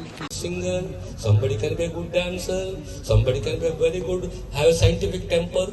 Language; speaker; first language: English; non-native, local second language; Telugu